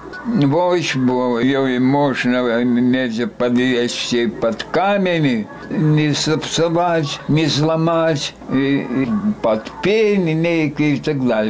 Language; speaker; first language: Belarusian; native; Belarusian